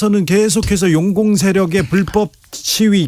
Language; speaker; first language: Korean; native; Korean